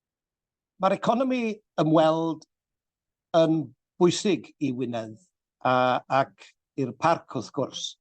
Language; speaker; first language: Welsh; native; Welsh